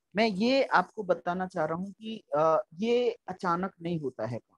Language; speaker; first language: Hindi; native; Hindi